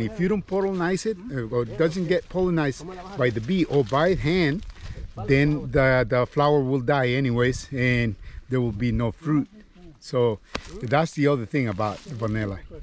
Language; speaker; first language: English; non-native, fluent; Spanish